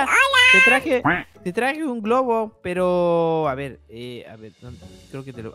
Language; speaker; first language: Spanish; native; Spanish